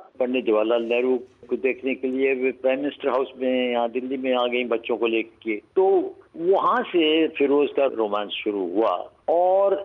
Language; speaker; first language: Hindi; native; Hindi